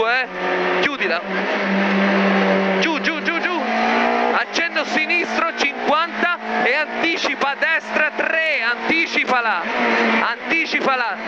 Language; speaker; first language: Italian; native; Italian